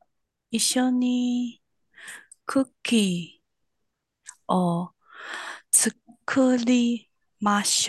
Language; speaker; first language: Japanese; non-native, learner; Chinese